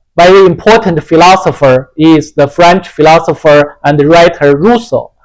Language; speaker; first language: English; non-native, fluent; Chinese